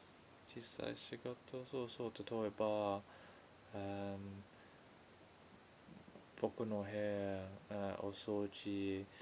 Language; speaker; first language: Japanese; non-native, learner; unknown